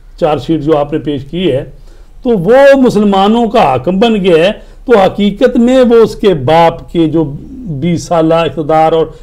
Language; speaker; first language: Urdu; native; Urdu